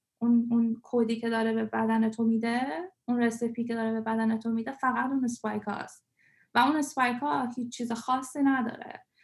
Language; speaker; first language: Persian; early bilingual, heritage; Persian